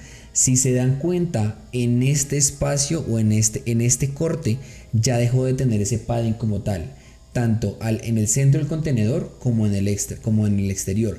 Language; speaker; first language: Spanish; native; Spanish